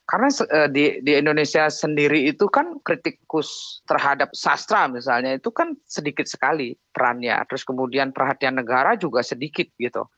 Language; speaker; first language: Indonesian; non-native, local second language; Balinese